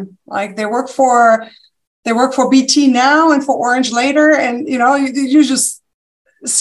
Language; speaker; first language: English; non-native, fluent; German